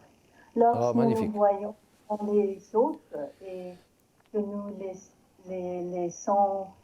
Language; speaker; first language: French; non-native, learner; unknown